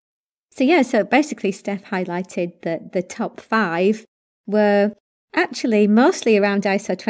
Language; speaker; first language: English; native; English